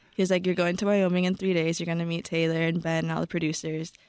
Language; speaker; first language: English; native; English